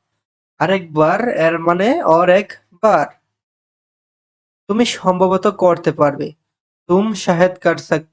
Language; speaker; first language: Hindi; non-native, fluent; Bangla